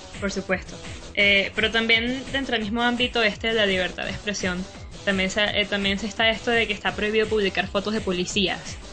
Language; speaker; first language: Spanish; native; Spanish